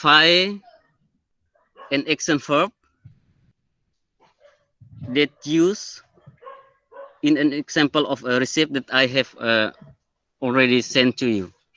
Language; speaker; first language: English; non-native, learner; Indonesian